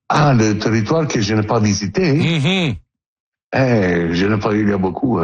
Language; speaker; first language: French; non-native, learner; Italian